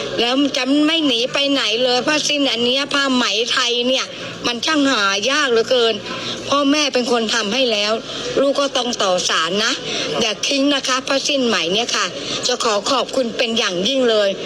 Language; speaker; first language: Thai; native; Thai